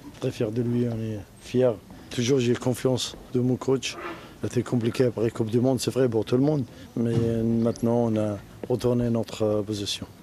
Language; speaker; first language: French; non-native, learner; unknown